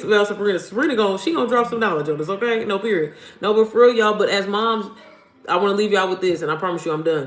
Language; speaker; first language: English; native; English